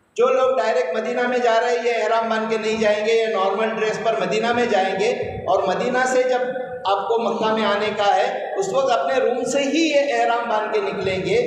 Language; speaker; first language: Urdu; non-native, local second language; Konkani